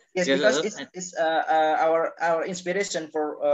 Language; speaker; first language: English; non-native, learner; Indonesian